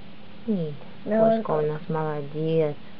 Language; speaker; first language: Russian; native; Russian